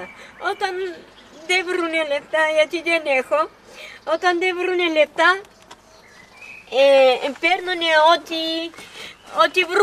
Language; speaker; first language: Greek; non-native, fluent; Bulgarian